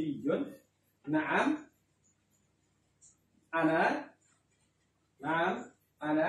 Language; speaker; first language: Arabic; non-native, fluent; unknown